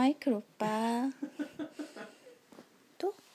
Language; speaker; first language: Korean; native; Korean